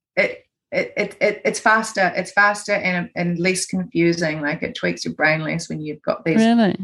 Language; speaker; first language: English; native; English